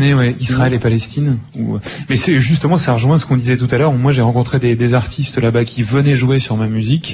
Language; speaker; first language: French; native; French